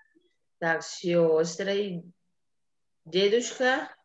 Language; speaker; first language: Russian; non-native, fluent; Indonesian